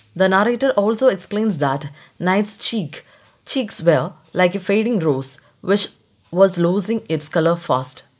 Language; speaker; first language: English; non-native, local second language; Malayalam